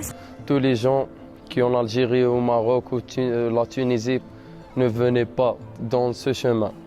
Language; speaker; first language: French; non-native, learner; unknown